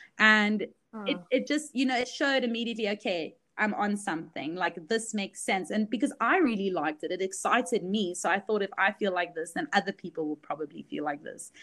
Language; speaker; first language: English; early bilingual, other home language; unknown